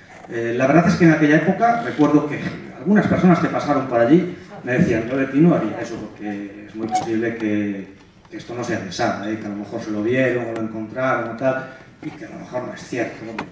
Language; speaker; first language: Spanish; native; Spanish